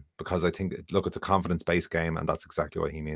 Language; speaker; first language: English; native; English